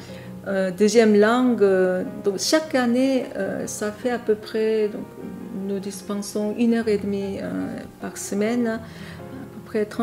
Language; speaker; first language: French; non-native, fluent; Korean